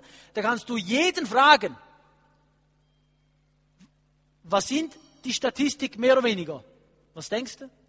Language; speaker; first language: German; non-native, fluent; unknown